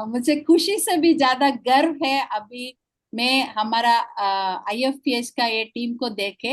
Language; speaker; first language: Hindi; non-native, local second language; Malayalam